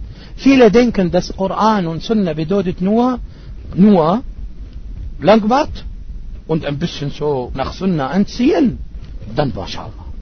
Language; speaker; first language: German; non-native, fluent; Arabic